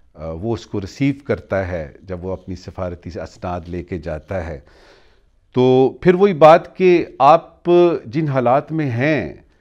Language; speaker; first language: Urdu; non-native, local second language; Punjabi